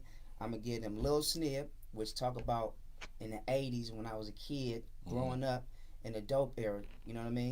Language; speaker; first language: English; native; English